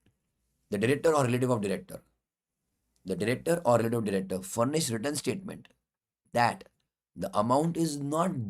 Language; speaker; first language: English; non-native, local second language; Hindi